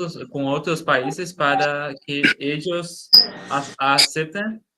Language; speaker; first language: Spanish; non-native, learner; Portuguese